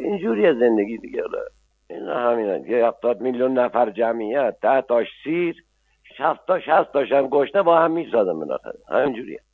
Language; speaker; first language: Persian; non-native, local second language; Azerbaijani